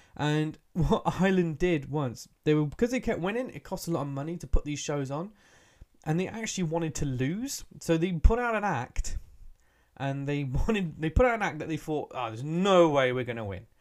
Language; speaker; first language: English; early bilingual, other home language; Hindi